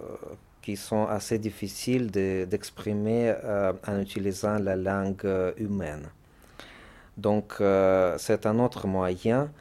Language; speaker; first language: French; non-native, fluent; Russian